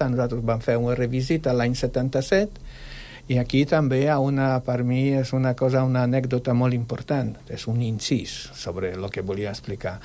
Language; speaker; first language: Catalan; non-native, fluent; Polish